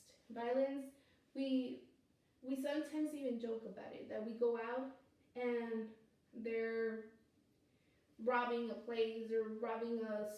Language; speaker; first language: English; non-native, fluent; Spanish